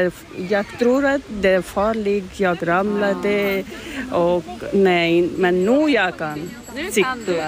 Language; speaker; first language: Swedish; non-native, learner; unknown